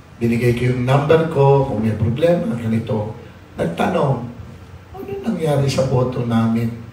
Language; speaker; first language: Filipino; native; Filipino